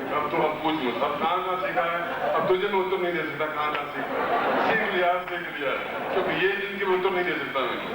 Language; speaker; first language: Hindi; native; Hindi